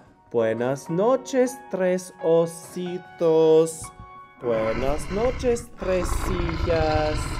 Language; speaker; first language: Spanish; non-native, fluent; English